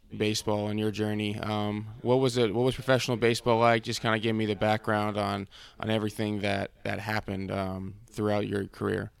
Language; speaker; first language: English; native; English